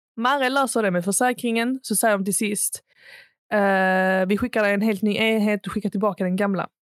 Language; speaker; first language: Swedish; early bilingual, other home language; Arabic